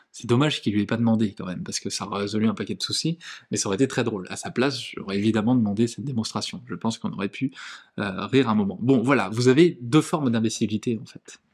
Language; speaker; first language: French; native; French